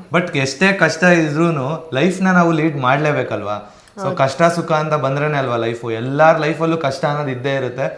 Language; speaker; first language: Kannada; native; Kannada